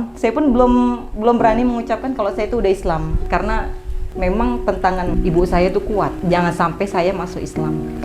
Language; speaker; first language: Indonesian; native; Indonesian